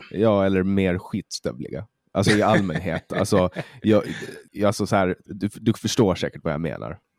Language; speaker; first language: Swedish; native; Swedish